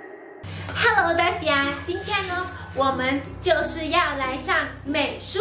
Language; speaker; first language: Chinese; native; Chinese